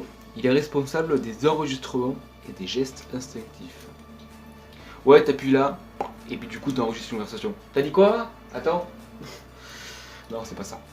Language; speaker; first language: French; native; French